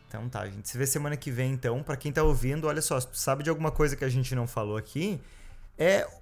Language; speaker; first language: Portuguese; native; Portuguese